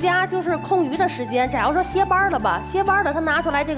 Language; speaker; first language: Chinese; native; Chinese